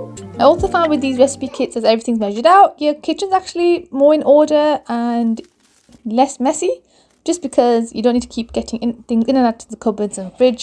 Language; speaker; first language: English; native; English